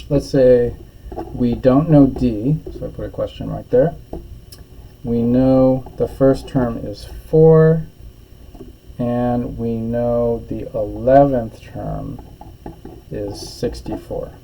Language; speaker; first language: English; native; English